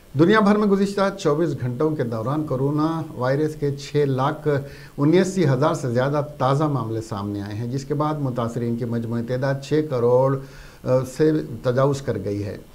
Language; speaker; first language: Urdu; native; Urdu